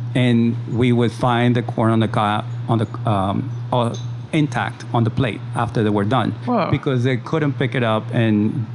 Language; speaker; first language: English; early bilingual, other home language; Spanish